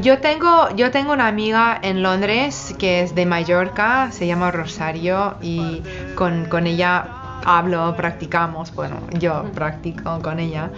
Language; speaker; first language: Spanish; non-native, fluent; English